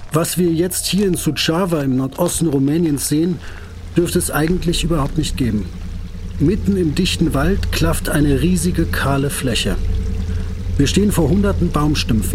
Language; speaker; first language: German; native; German